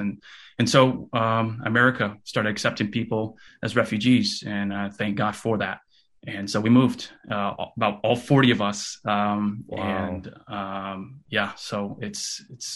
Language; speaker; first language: English; early bilingual, other home language; Russian